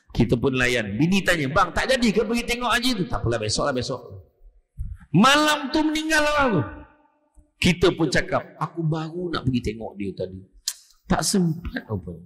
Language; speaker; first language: Malay; native; Malay